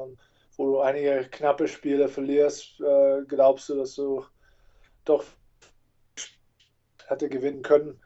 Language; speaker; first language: German; non-native, fluent; English